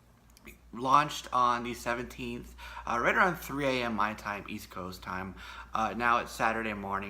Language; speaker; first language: English; native; English